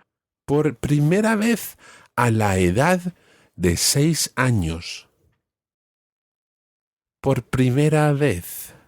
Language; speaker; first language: Spanish; non-native, fluent; English